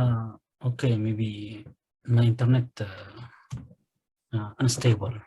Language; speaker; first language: English; non-native, fluent; Arabic